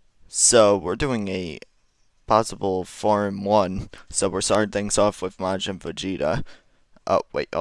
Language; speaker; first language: English; native; English